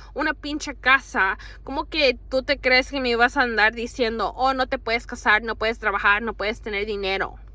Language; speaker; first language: Spanish; early bilingual, heritage; Spanish